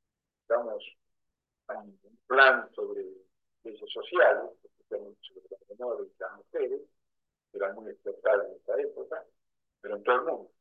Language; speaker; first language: Spanish; native; Spanish